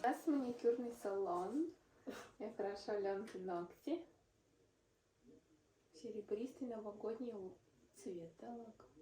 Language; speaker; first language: Russian; native; Russian